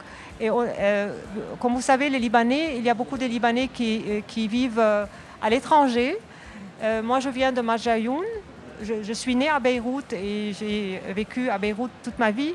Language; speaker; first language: French; non-native, local second language; Arabic